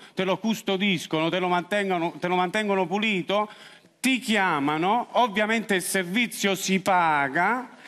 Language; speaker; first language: Italian; native; Italian